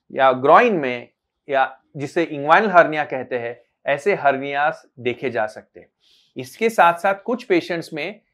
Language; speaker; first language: Hindi; non-native, local second language; Marathi